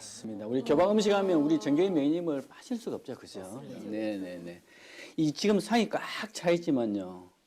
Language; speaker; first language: Korean; native; Korean